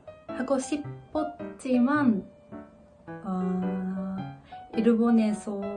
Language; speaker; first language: Korean; non-native, learner; Japanese